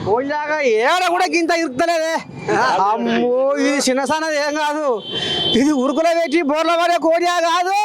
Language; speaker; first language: Telugu; native; Telugu